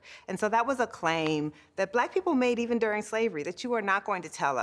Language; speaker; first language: English; native; English